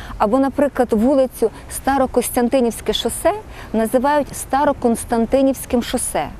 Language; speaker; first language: Ukrainian; native; Ukrainian